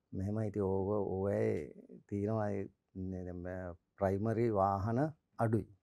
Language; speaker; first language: Sinhala; native; Sinhala